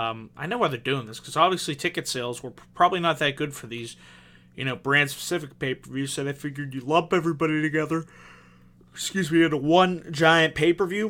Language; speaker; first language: English; native; English